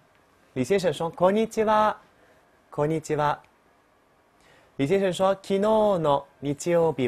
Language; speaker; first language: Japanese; non-native, fluent; Chinese